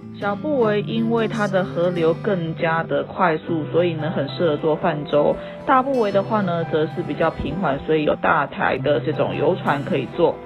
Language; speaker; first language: Chinese; native; Chinese